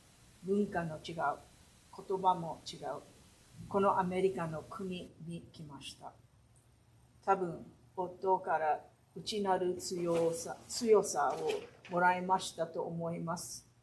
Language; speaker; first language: Japanese; early bilingual, heritage; Japanese